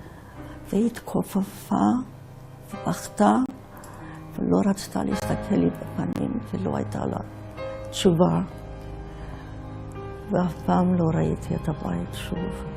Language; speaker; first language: Hebrew; non-native, fluent; Yiddish